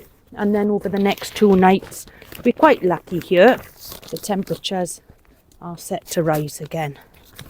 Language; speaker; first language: English; native; English